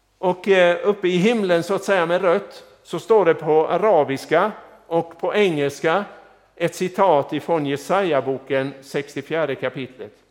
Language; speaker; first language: Swedish; native; Swedish